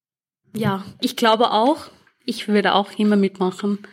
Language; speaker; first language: German; early bilingual, other home language; Tamil